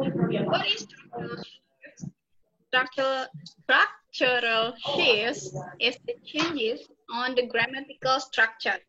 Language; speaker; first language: English; non-native, local second language; Indonesian